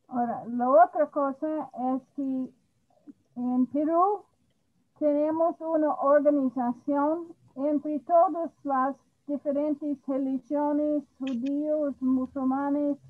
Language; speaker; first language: Spanish; non-native, fluent; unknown